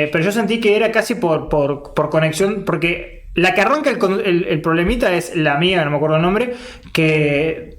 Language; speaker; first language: Spanish; native; Spanish